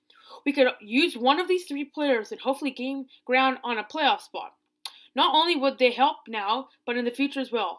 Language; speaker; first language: English; native; English